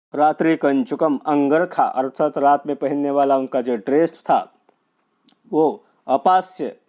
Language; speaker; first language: Hindi; non-native, local second language; Marathi